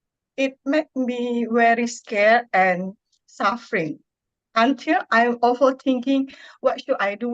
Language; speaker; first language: English; non-native, learner; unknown